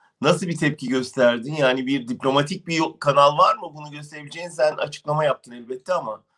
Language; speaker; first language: Turkish; native; Turkish